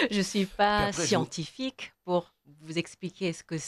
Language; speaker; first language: French; non-native, fluent; Korean